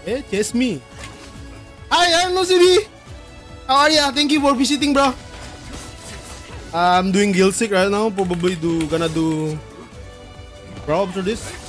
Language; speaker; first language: English; non-native, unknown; Indonesian